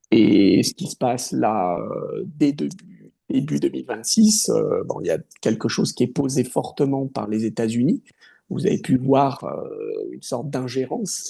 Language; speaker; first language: French; native; French